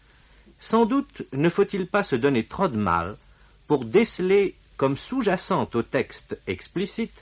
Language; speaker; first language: French; native; French